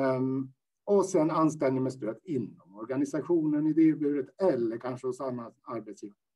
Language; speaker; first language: Swedish; native; Swedish